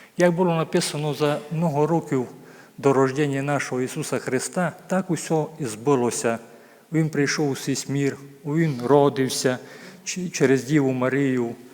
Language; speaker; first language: Ukrainian; native; Ukrainian